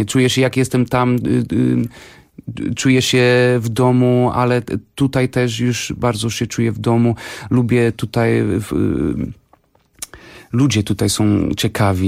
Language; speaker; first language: Polish; non-native, fluent; Portuguese